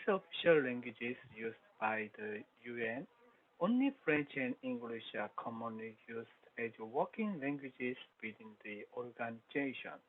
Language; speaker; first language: English; non-native, learner; Korean